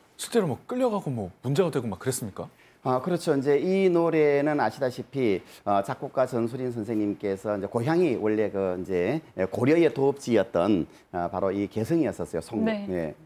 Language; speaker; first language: Korean; native; Korean